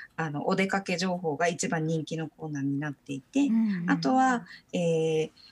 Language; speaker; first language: Japanese; native; Japanese